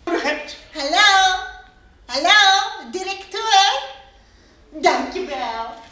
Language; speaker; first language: Dutch; non-native, learner; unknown